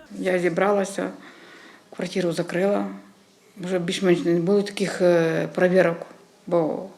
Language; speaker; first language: Ukrainian; non-native, local second language; Russian